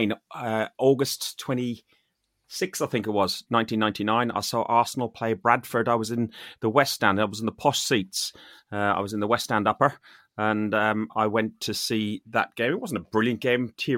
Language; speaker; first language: English; native; English